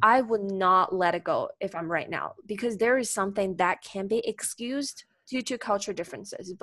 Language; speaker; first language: English; non-native, fluent; Chinese